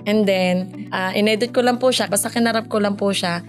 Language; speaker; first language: Filipino; native; Filipino